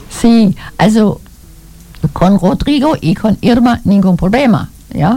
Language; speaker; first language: Spanish; non-native, learner; German